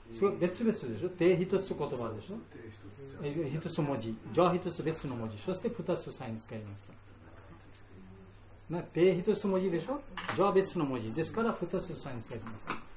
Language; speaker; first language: Japanese; non-native, learner; Bangla